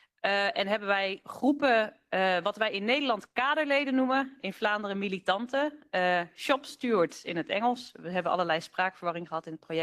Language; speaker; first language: Dutch; native; Dutch